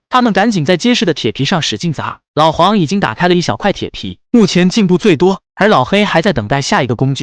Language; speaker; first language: Chinese; native; Chinese